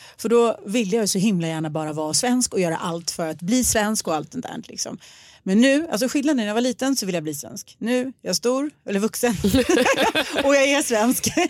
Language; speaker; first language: Swedish; early bilingual, other home language; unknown